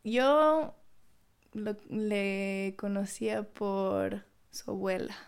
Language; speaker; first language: Spanish; non-native, fluent; English